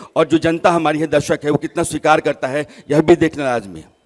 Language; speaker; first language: Hindi; native; Hindi